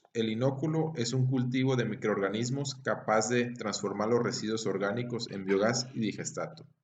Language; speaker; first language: Spanish; native; Spanish